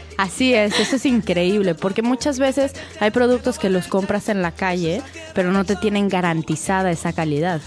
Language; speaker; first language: Spanish; native; Spanish